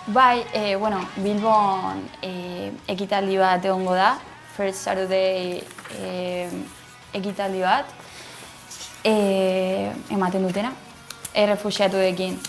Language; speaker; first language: Basque; non-native, local second language; Spanish